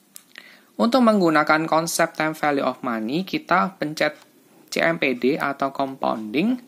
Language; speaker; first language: Indonesian; native; Indonesian